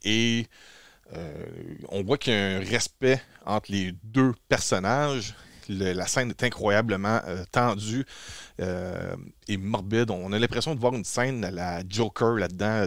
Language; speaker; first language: French; native; French